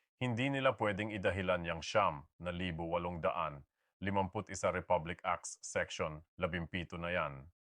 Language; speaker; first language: Filipino; native; Filipino